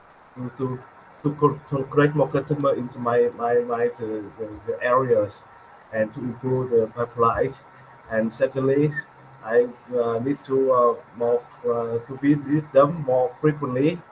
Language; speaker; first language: English; non-native, learner; Vietnamese